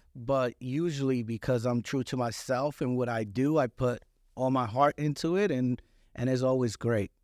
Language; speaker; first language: English; early bilingual, other home language; Spanish